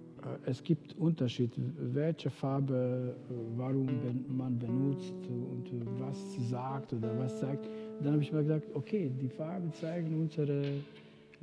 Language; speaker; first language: German; non-native, fluent; Romany